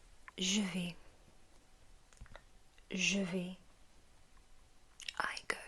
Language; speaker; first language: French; non-native, learner; English